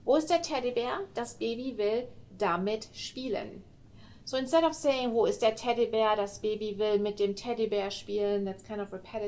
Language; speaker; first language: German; non-native, fluent; English